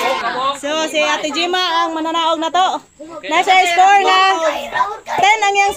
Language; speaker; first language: Cebuano; native; Cebuano